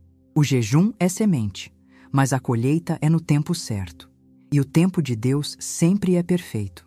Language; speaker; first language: Portuguese; native; Portuguese